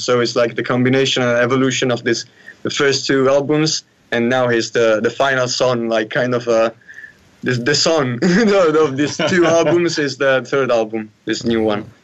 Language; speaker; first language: English; non-native, fluent; Italian